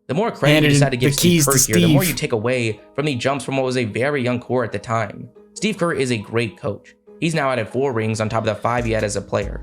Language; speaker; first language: English; native; English